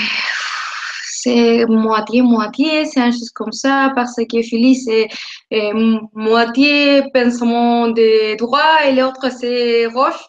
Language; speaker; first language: French; non-native, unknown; Spanish